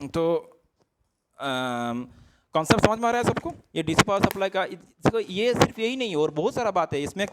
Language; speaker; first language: Hindi; non-native, local second language; Assamese